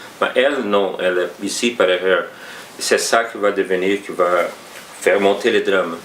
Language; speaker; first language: French; non-native, fluent; Portuguese